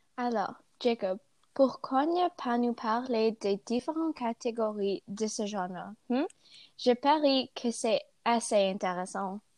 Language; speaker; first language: French; non-native, learner; English